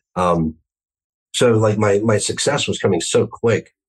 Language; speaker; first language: English; native; English